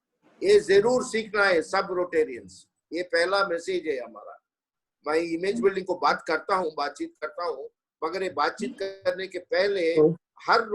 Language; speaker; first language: Hindi; non-native, local second language; Telugu